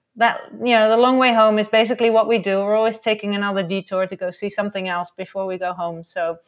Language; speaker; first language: English; non-native, fluent; Dutch